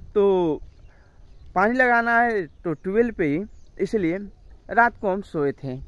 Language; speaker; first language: Hindi; non-native, local second language; Bhojpuri